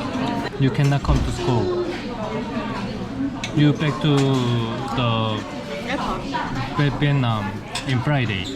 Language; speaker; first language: English; non-native, learner; Korean